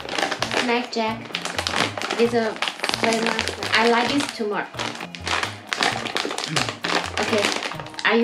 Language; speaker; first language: English; non-native, learner; Thai